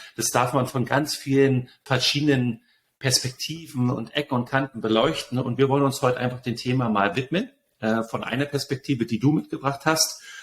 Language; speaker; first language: German; native; German